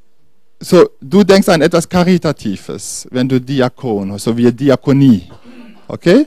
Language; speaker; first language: German; non-native, fluent; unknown